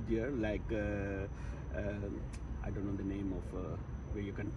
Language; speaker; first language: English; non-native, learner; Urdu